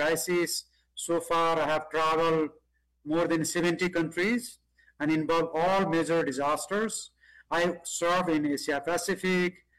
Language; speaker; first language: English; non-native, local second language; Nepali